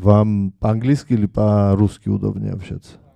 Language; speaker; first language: Russian; non-native, fluent; Georgian